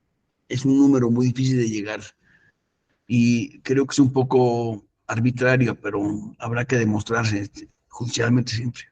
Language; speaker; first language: Spanish; native; Spanish